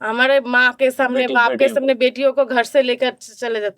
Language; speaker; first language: Hindi; non-native, learner; Bangla